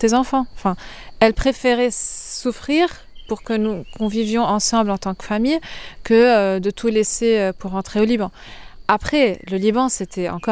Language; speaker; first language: French; non-native, local second language; Arabic